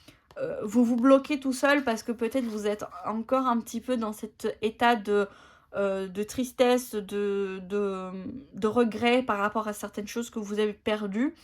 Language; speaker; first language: French; native; French